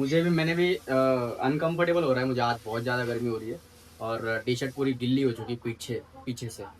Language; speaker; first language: Hindi; non-native, local second language; Marathi